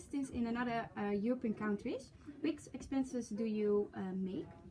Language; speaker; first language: English; non-native, learner; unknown